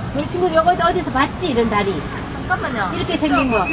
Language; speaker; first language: Korean; native; Korean